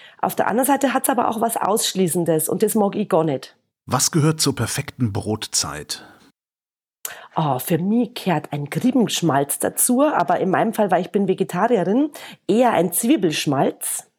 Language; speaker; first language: German; native; German